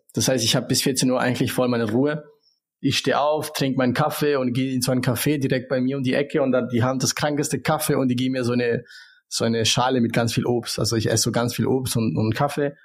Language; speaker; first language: German; early bilingual, other home language; Spanish